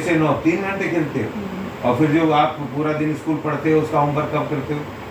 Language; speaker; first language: Hindi; native; Hindi